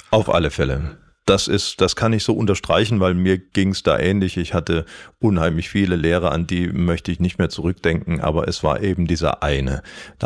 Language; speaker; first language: German; native; German